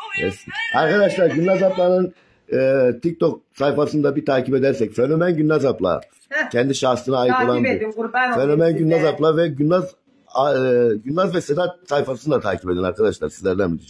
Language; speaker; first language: Turkish; native; Turkish